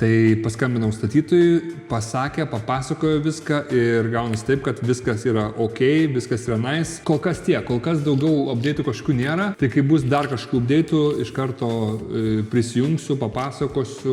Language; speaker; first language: Lithuanian; native; Lithuanian